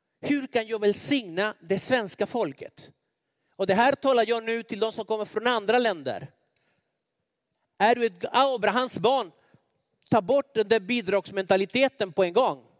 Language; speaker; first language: Swedish; non-native, fluent; Spanish